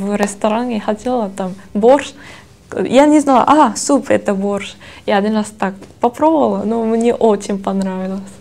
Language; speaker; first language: Russian; non-native, learner; Korean